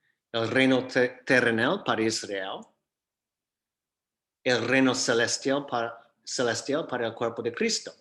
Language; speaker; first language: Spanish; non-native, fluent; English